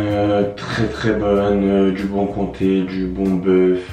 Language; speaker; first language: French; native; French